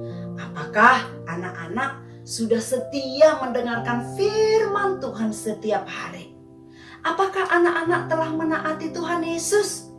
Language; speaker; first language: Indonesian; native; Indonesian